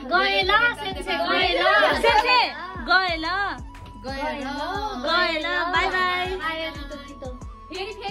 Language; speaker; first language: Japanese; non-native, learner; Nepali